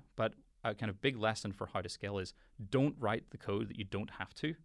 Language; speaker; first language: English; native; English